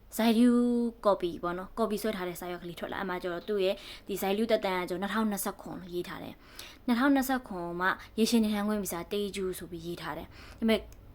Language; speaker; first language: Burmese; native; Burmese